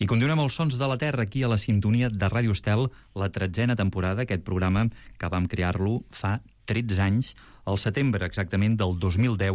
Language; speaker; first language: Catalan; native; Catalan